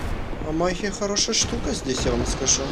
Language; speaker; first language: Russian; native; Russian